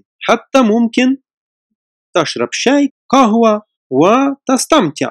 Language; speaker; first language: Arabic; non-native, fluent; Russian